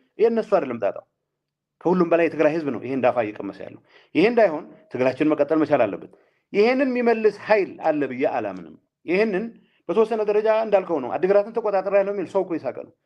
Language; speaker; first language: Amharic; non-native, local second language; Tigrinya